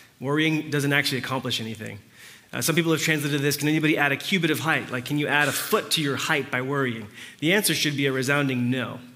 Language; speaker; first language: English; early bilingual, other home language; Spanish